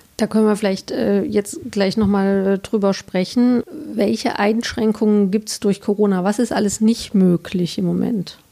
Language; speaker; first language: German; native; German